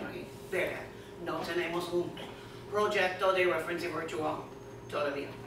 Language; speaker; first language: Spanish; non-native, fluent; English